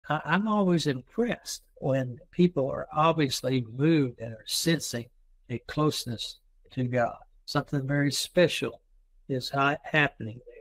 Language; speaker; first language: English; native; English